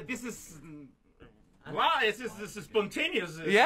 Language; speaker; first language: English; non-native, fluent; Spanish